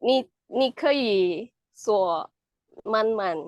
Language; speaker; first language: Chinese; non-native, learner; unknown